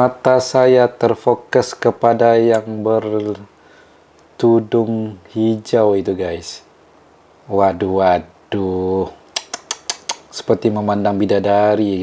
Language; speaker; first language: Indonesian; non-native, local second language; Malay